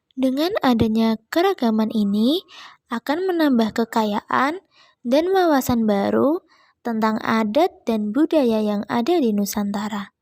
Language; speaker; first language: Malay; non-native, local second language; Javanese